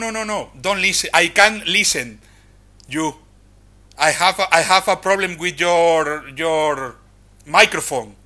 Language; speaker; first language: English; non-native, learner; Spanish